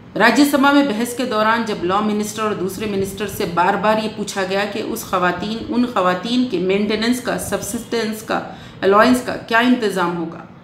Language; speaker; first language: Urdu; native; Urdu